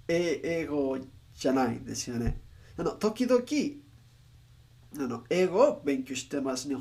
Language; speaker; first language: Japanese; non-native, learner; Spanish